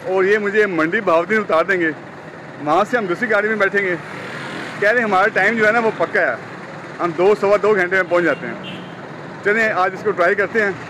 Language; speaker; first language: Urdu; non-native, local second language; Punjabi